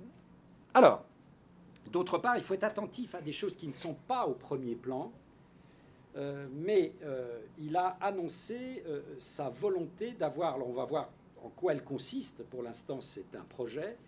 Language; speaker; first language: French; native; French